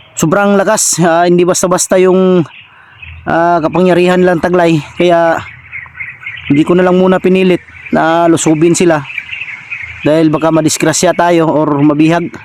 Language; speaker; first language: Filipino; non-native, local second language; Cebuano